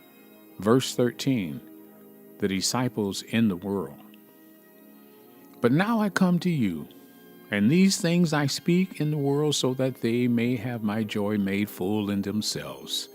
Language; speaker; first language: English; native; English